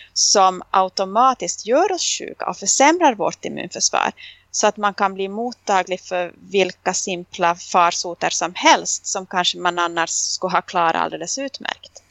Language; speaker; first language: Swedish; native; Swedish